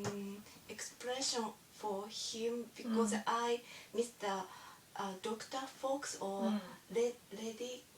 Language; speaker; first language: English; non-native, learner; Japanese